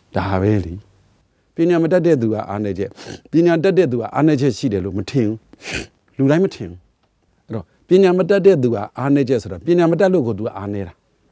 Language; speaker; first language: Burmese; native; Burmese